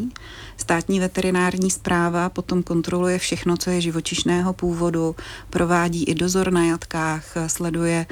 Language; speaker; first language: Czech; native; Czech